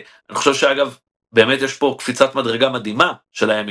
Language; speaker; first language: Hebrew; native; Hebrew